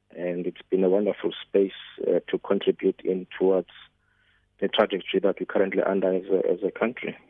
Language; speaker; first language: English; non-native, local second language; Xhosa